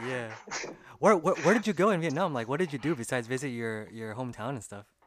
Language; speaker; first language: English; early bilingual, other home language; Vietnamese